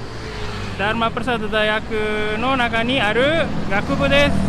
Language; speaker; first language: Japanese; non-native, fluent; Indonesian